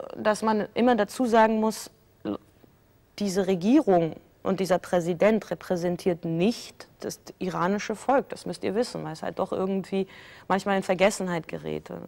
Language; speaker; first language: German; early bilingual, other home language; Persian